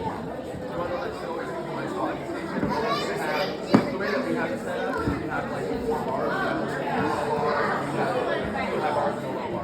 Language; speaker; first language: English; native; English